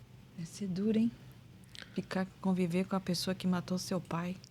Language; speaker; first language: Portuguese; native; Portuguese